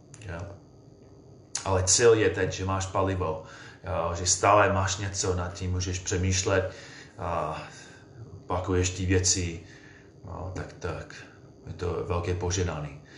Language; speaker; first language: Czech; non-native, fluent; English